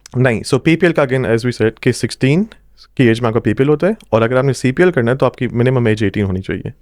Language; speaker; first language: Urdu; non-native, local second language; Punjabi